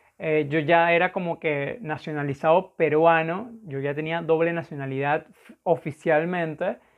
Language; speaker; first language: Spanish; native; Spanish